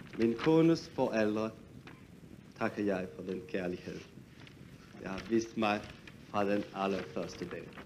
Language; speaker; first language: Danish; non-native, fluent; French